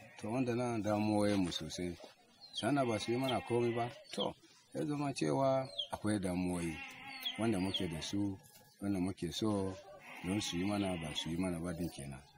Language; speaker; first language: Hausa; non-native, local second language; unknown